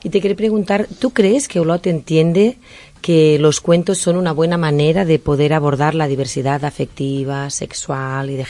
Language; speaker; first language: Spanish; native; Spanish